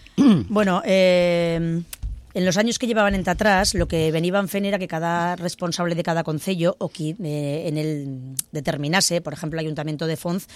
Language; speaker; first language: Spanish; non-native, local second language; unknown